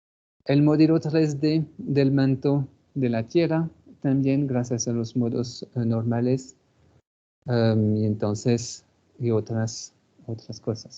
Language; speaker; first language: Spanish; non-native, fluent; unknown